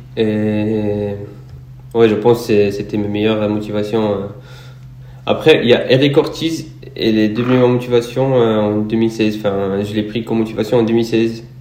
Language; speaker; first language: French; non-native, local second language; Arabic